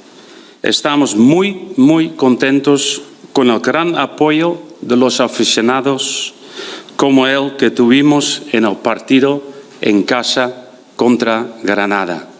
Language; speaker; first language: Spanish; non-native, fluent; Dutch